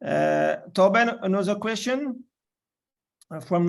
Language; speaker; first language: English; non-native, learner; French